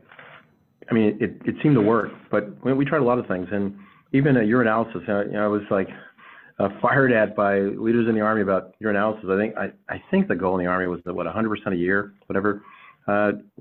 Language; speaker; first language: English; native; English